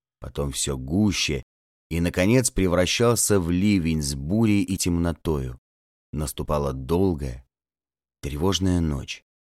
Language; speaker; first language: Russian; native; Russian